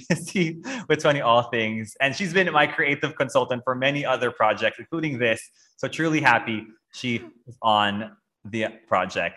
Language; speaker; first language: English; non-native, local second language; Filipino